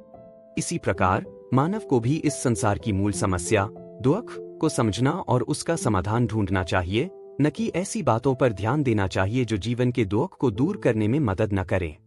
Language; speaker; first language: Hindi; native; Hindi